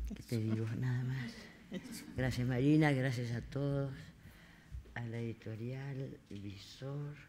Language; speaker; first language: Spanish; native; Spanish